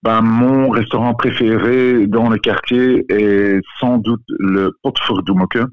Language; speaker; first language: French; non-native, local second language; Dutch